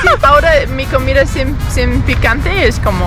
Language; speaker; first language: Spanish; non-native, learner; English